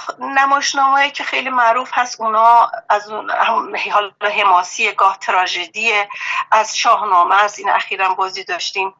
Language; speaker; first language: Persian; native; Persian